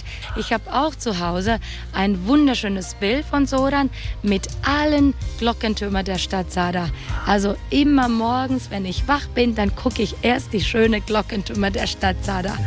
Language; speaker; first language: German; non-native, fluent; Croatian